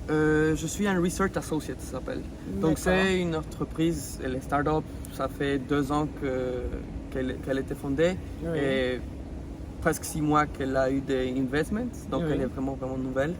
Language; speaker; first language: French; non-native, fluent; Spanish